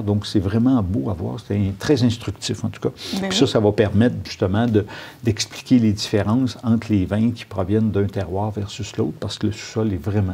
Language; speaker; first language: French; native; French